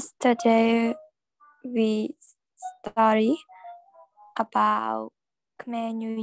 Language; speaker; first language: English; non-native, learner; Khmer